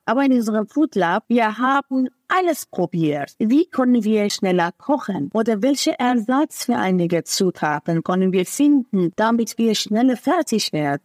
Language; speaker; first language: German; non-native, fluent; Persian